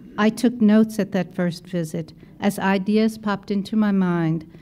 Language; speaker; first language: English; native; English